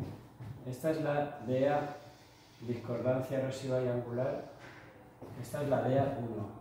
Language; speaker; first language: Spanish; native; Spanish